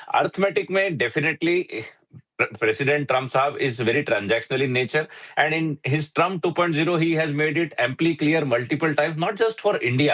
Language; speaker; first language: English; non-native, local second language; Hindi